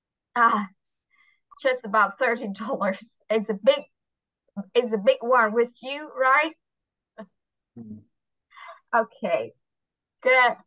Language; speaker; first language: English; non-native, fluent; Vietnamese